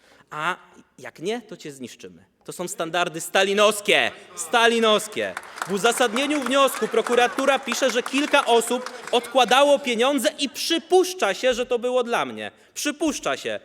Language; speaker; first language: Polish; native; Polish